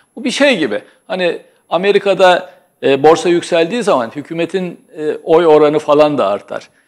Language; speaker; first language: Turkish; native; Turkish